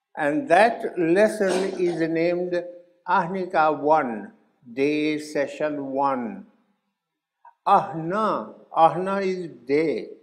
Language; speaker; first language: English; non-native, local second language; Hindi